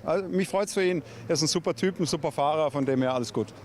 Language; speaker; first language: German; native; German